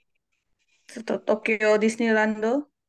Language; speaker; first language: Japanese; non-native, learner; Indonesian